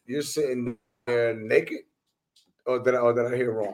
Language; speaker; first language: English; non-native, fluent; Spanish